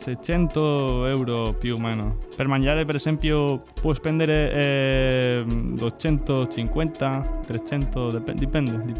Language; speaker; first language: Italian; non-native, learner; Spanish